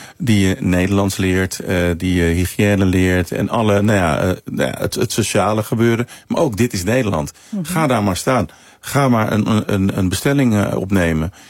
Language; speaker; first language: Dutch; early bilingual, other home language; Sranan Tongo